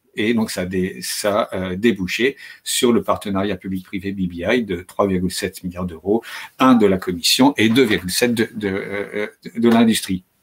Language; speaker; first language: French; native; French